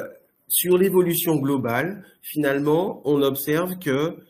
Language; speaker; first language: French; native; French